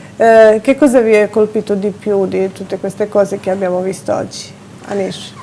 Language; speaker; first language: Italian; non-native, fluent; Serbian